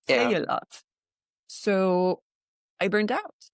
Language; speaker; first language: English; non-native, fluent; French